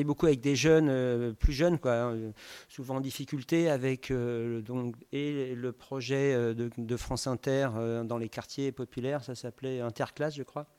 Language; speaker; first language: French; native; French